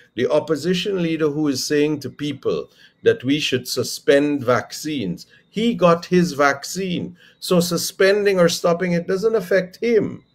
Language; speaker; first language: English; native; English